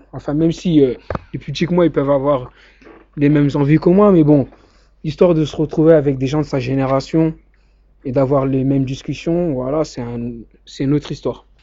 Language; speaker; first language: French; native; French